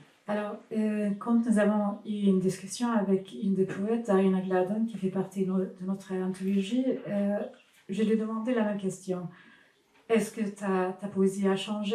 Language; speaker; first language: French; non-native, fluent; Swedish